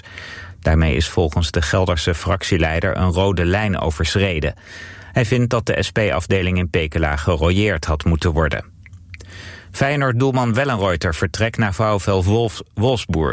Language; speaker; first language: Dutch; native; Dutch